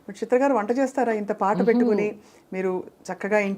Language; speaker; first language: Telugu; native; Telugu